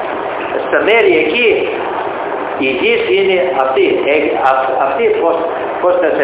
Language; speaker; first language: Greek; early bilingual, heritage; Greek